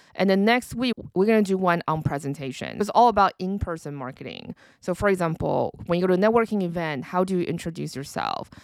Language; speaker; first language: English; early bilingual, other home language; Chinese